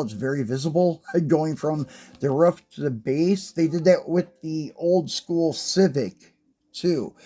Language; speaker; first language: English; native; English